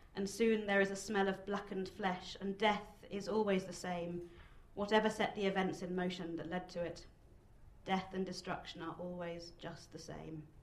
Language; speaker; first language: English; native; English